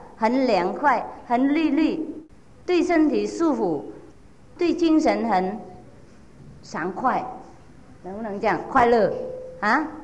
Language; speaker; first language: Chinese; non-native, fluent; Vietnamese